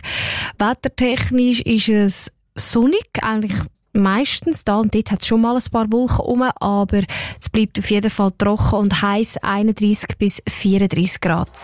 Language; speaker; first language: German; native; German